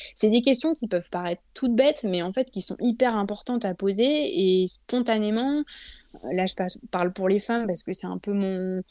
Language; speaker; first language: French; native; French